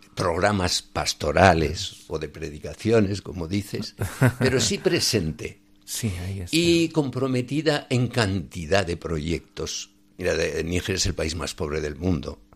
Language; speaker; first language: Spanish; native; Spanish